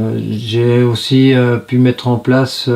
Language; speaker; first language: French; native; French